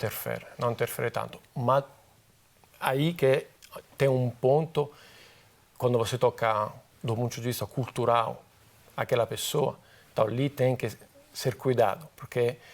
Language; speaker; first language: Portuguese; non-native, fluent; Italian